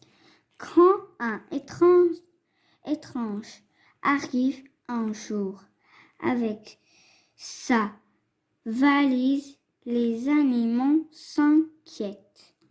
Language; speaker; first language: French; non-native, fluent; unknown